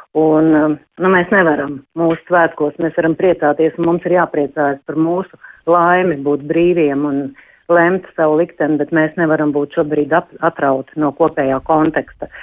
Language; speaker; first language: Latvian; native; Latvian